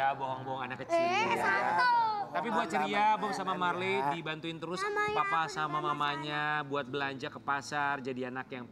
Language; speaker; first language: Indonesian; native; Indonesian